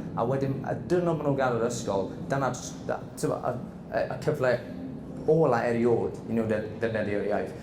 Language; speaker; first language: Welsh; non-native, local second language; English